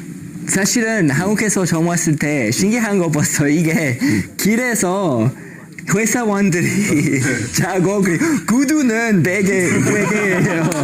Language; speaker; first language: Korean; non-native, learner; English